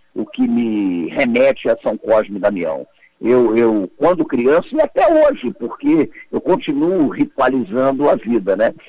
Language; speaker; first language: Portuguese; native; Portuguese